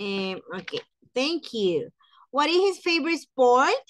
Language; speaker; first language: English; non-native, fluent; Spanish